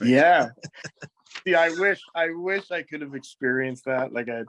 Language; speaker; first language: English; native; English